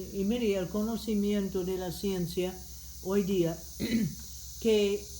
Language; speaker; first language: Spanish; non-native, fluent; English